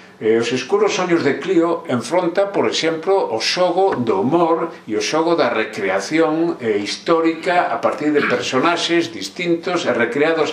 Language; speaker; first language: Galician; native; Galician